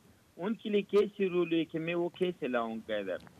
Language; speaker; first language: Hindi; non-native, learner; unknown